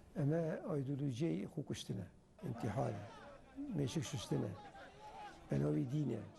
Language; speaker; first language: Central Kurdish; non-native, local second language; Kurdish